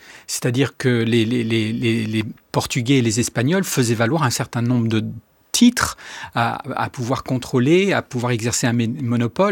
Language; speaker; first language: French; native; French